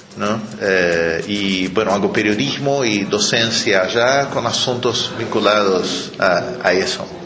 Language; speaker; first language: Spanish; non-native, fluent; Portuguese